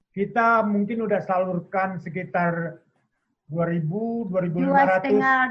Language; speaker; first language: Indonesian; native; Indonesian